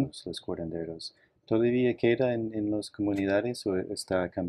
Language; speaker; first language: Spanish; non-native, fluent; English